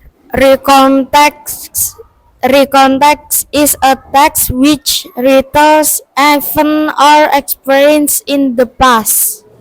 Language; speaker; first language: English; non-native, learner; Indonesian